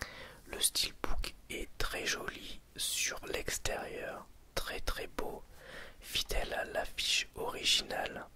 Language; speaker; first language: French; native; French